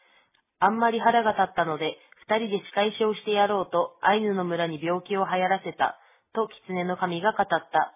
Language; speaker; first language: Japanese; native; Japanese